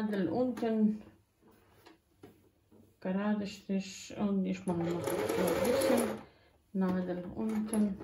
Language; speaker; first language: German; non-native, fluent; Croatian